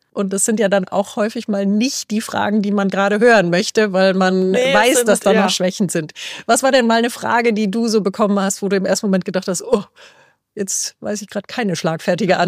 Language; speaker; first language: German; native; German